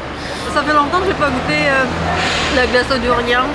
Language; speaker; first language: French; non-native, fluent; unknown